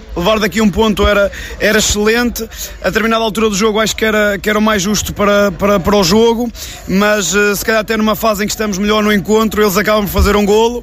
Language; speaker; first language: Portuguese; native; Portuguese